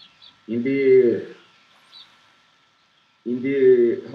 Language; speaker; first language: English; non-native, learner; Portuguese